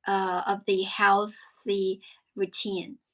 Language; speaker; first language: English; non-native, fluent; Chinese